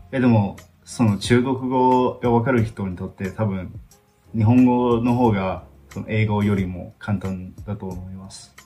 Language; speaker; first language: Japanese; non-native, fluent; English